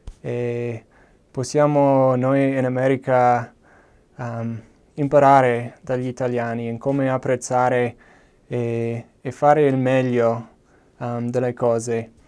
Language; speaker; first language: Italian; non-native, fluent; English